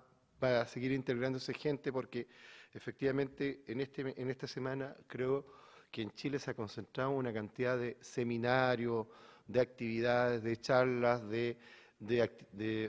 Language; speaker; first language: Spanish; native; Spanish